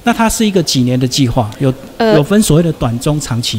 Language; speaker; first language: Chinese; native; Chinese